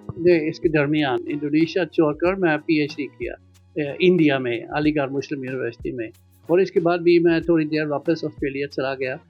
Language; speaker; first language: Urdu; non-native, fluent; Dutch